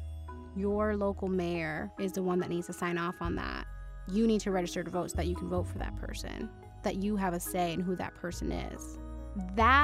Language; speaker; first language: English; native; English